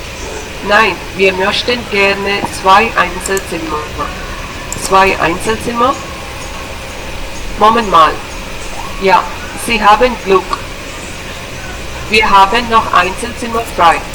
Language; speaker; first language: German; non-native, learner; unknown